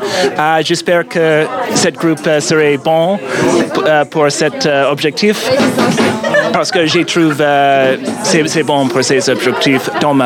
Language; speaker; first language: French; non-native, learner; English